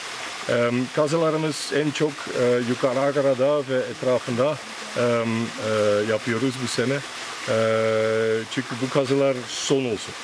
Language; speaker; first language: Turkish; non-native, fluent; Dutch